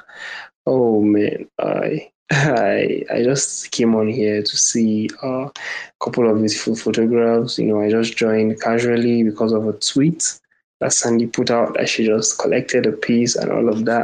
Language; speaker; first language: English; non-native, local second language; Hausa